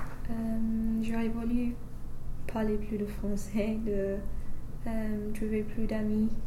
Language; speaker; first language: French; non-native, fluent; English